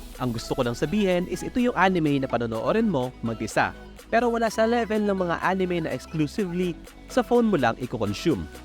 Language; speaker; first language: Filipino; native; Filipino